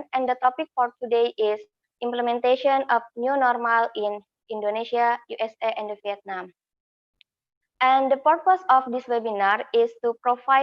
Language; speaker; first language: English; non-native, fluent; Indonesian